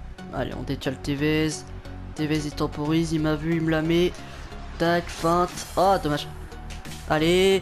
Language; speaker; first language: French; native; French